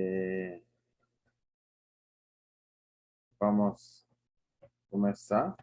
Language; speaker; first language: Portuguese; non-native, fluent; Haitian Creole